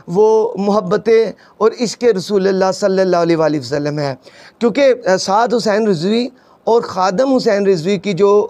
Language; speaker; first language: Urdu; non-native, local second language; Punjabi